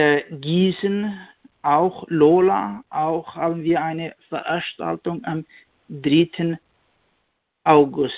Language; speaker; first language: German; non-native, learner; Kurdish